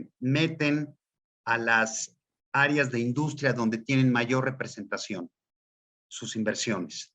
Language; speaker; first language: Spanish; native; Spanish